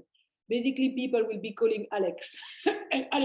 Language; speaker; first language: English; non-native, fluent; French